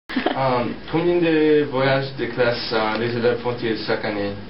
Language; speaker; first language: French; non-native, learner; English